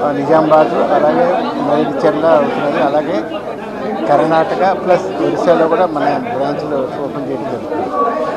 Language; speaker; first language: Telugu; native; Telugu